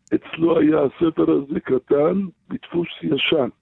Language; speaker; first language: Hebrew; non-native, fluent; Arabic